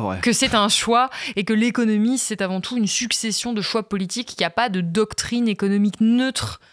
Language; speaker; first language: French; native; French